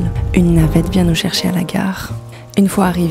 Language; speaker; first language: French; native; French